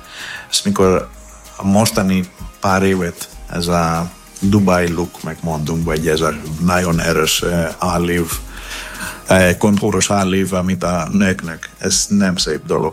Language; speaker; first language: Hungarian; non-native, fluent; Greek